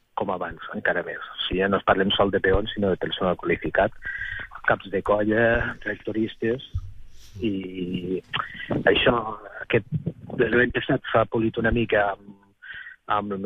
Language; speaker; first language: Catalan; native; Catalan